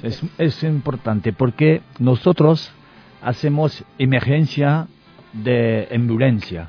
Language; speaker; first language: Spanish; non-native, learner; French